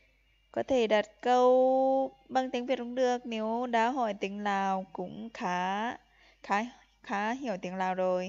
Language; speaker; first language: Vietnamese; non-native, fluent; Lao